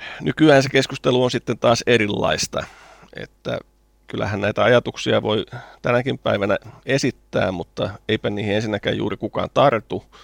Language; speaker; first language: Finnish; native; Finnish